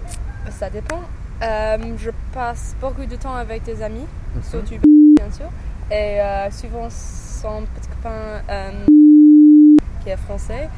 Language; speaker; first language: French; non-native, learner; English